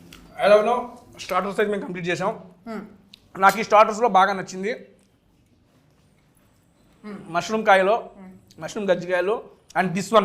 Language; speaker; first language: Telugu; native; Telugu